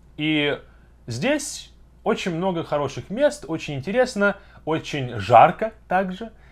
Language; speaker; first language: Russian; native; Russian